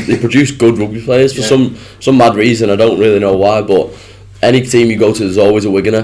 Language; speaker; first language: English; native; English